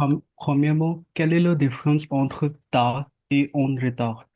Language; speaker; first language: French; non-native, learner; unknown